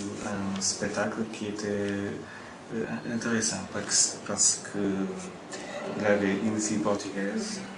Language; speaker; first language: French; non-native, fluent; Portuguese